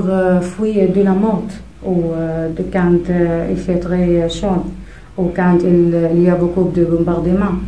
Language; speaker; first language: French; non-native, fluent; Arabic